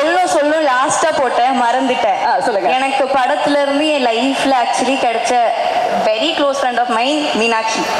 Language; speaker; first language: Tamil; non-native, local second language; Malayalam